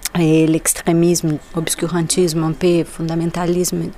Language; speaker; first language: French; non-native, learner; Portuguese